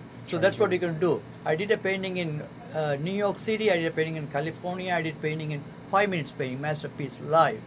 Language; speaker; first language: English; non-native, local second language; Tamil